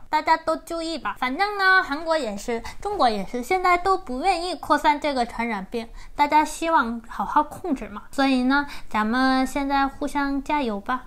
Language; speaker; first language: Chinese; non-native, fluent; Korean